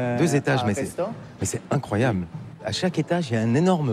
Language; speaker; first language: French; native; French